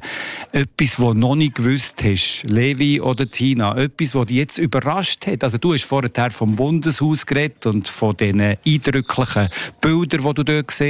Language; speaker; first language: German; native; German